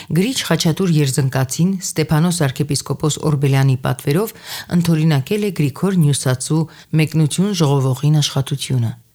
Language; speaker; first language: Armenian; native; Armenian